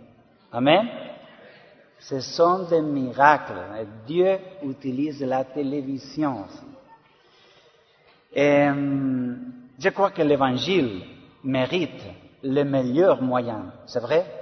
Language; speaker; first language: French; non-native, learner; Spanish